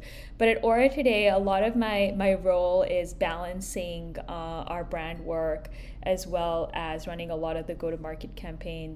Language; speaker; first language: English; non-native, local second language; Hindi